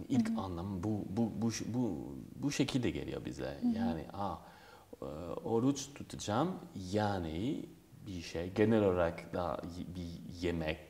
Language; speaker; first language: Turkish; non-native, fluent; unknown